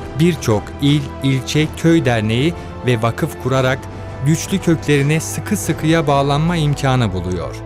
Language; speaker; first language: Turkish; native; Turkish